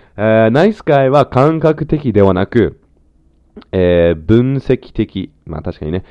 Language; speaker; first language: Japanese; non-native, fluent; English